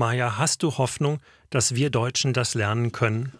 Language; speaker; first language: German; native; German